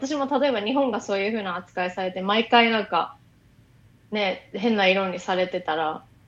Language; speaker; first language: Japanese; native; Japanese